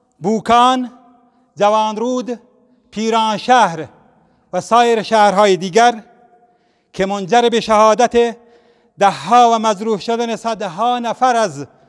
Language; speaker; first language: Persian; non-native, local second language; Central Kurdish